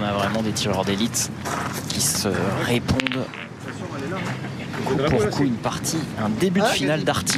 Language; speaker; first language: French; native; French